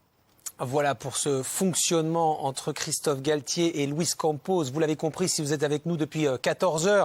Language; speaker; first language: French; native; French